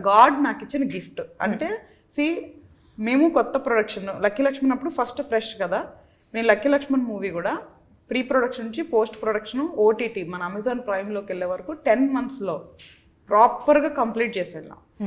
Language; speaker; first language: Telugu; native; Telugu